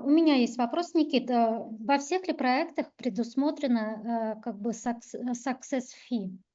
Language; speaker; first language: Russian; native; Russian